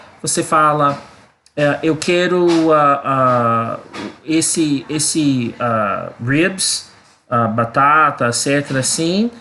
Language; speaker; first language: Portuguese; non-native, learner; English